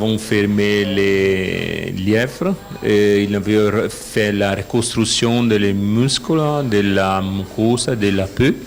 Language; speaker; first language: French; non-native, fluent; Italian